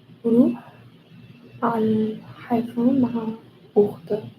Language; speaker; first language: Arabic; non-native, learner; English